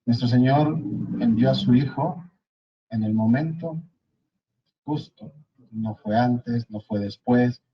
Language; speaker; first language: Spanish; native; Spanish